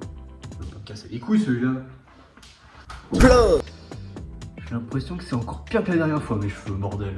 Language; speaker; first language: French; native; French